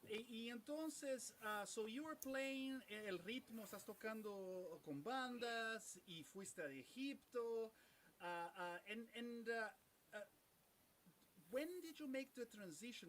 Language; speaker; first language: Spanish; non-native, fluent; Portuguese